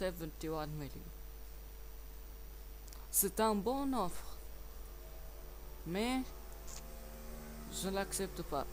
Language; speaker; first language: French; non-native, learner; English